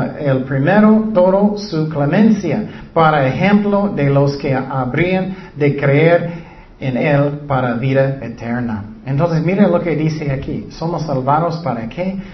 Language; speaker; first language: Spanish; non-native, learner; English